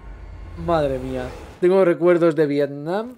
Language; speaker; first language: Spanish; native; Spanish